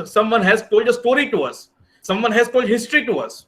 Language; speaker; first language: English; non-native, local second language; Gujarati